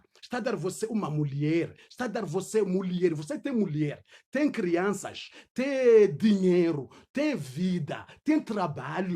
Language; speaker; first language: Portuguese; non-native, learner; Swahili